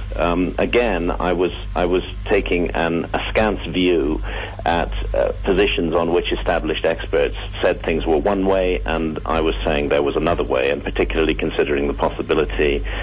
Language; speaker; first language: English; native; English